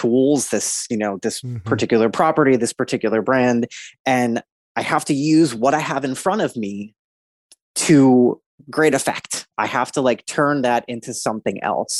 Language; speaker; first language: English; native; English